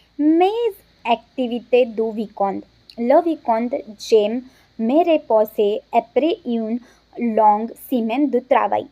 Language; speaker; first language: French; non-native, learner; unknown